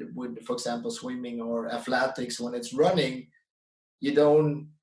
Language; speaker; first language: English; non-native, fluent; Dutch